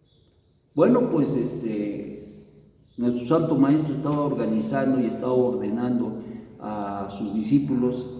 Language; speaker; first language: Spanish; native; Spanish